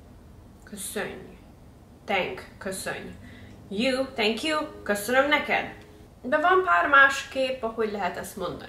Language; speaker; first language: Hungarian; early bilingual, heritage; English